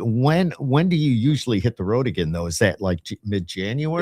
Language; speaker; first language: English; native; English